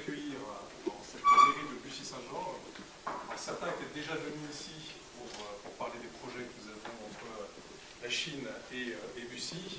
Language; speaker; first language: French; native; French